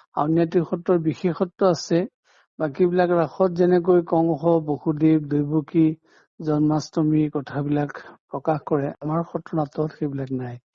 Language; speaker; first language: Assamese; native; Assamese